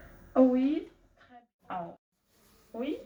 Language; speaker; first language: French; non-native, fluent; German